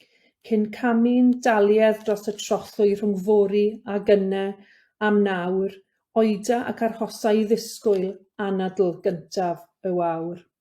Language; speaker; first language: Welsh; native; Welsh